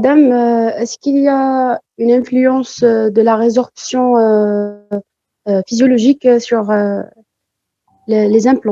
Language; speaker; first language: French; non-native, local second language; Arabic